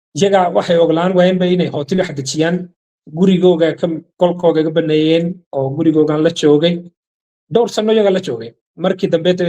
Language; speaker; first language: Somali; non-native, fluent; Urdu